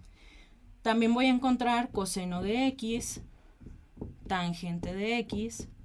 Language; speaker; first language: Spanish; native; Spanish